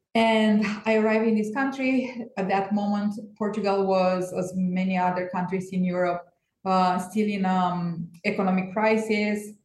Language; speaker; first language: English; non-native, fluent; Romanian